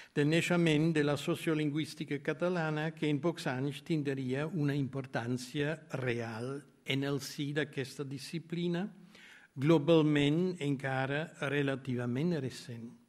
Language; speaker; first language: Catalan; non-native, fluent; German